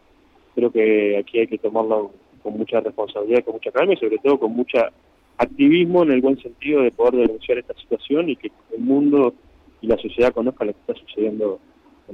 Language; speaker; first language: Spanish; native; Spanish